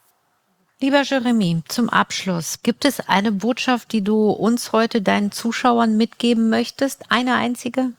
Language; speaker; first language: German; native; German